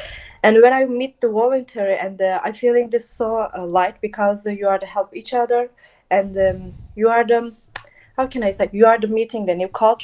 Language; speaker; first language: English; non-native, local second language; Turkish